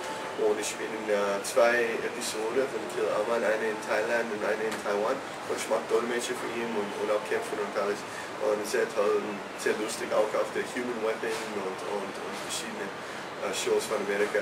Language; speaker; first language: German; non-native, fluent; English